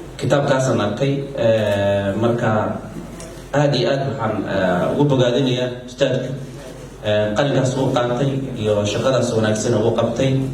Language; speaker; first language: Somali; native; Somali